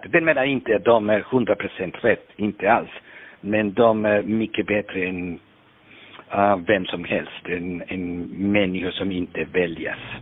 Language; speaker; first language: Swedish; non-native, fluent; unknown